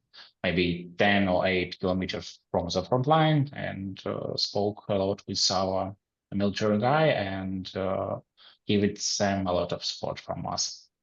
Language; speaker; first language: English; non-native, learner; Ukrainian